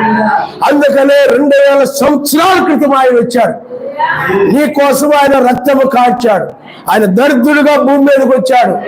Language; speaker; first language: Telugu; native; Telugu